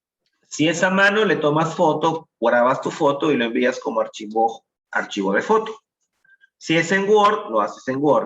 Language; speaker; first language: Spanish; native; Spanish